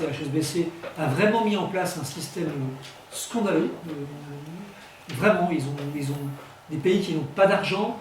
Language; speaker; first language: French; native; French